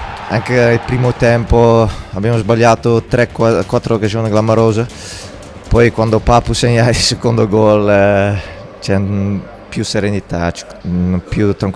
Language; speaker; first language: Italian; non-native, fluent; Dutch